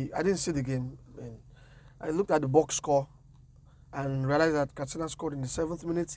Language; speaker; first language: English; non-native, local second language; Yoruba